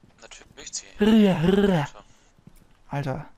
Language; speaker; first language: German; native; German